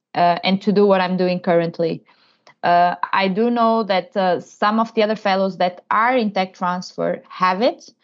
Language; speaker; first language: English; non-native, fluent; Portuguese